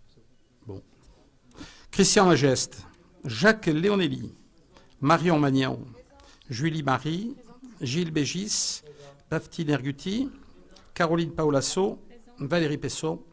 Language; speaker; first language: French; native; French